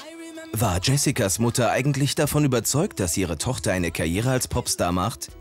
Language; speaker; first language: German; native; German